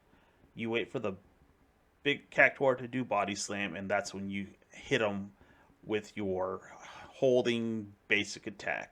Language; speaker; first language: English; native; English